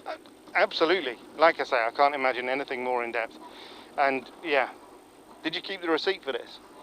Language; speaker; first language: English; native; English